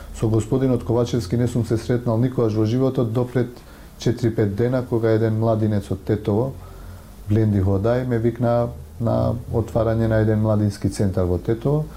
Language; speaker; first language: Macedonian; non-native, local second language; Albanian